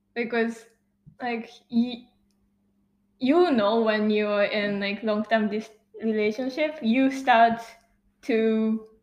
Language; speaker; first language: English; non-native, fluent; Japanese